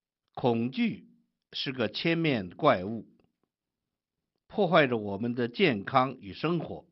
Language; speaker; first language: Chinese; native; Chinese